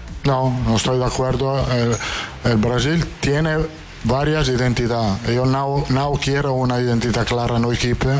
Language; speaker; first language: Portuguese; non-native, fluent; Italian